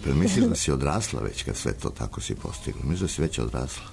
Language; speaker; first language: Serbian; native; Serbian